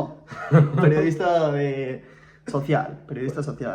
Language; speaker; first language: Spanish; native; Spanish